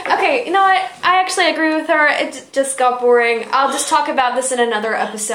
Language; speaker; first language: English; non-native, fluent; Turkish